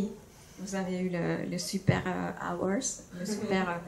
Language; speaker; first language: French; non-native, fluent; Finnish